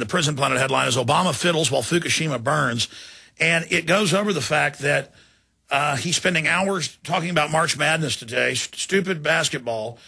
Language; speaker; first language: English; native; English